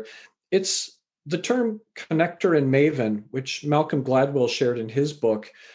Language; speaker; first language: English; native; English